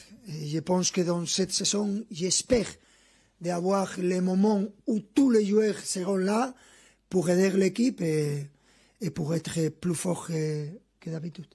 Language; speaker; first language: French; non-native, fluent; Spanish